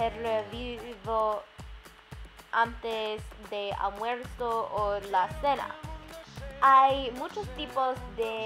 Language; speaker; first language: Spanish; non-native, learner; English